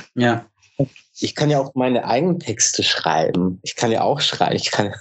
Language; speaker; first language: German; early bilingual, other home language; Turkish